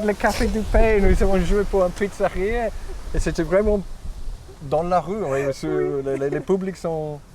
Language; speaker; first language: French; non-native, fluent; English